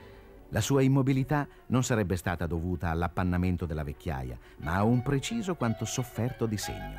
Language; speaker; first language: Italian; native; Italian